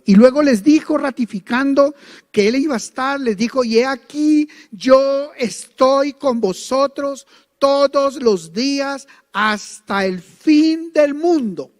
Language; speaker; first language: Spanish; native; Spanish